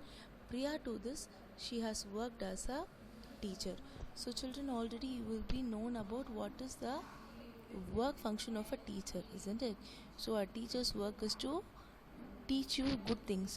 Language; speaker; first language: English; non-native, local second language; Tamil